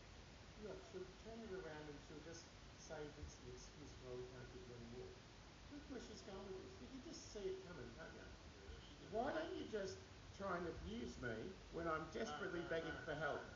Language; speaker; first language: English; native; English